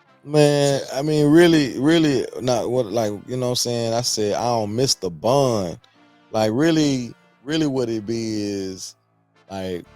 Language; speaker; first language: English; native; English